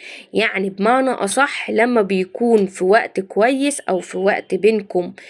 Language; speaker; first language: Arabic; native; Arabic